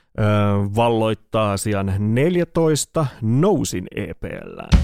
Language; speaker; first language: Finnish; native; Finnish